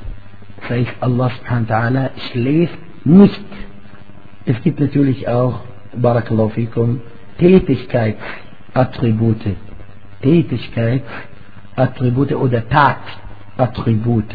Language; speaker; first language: German; non-native, fluent; Arabic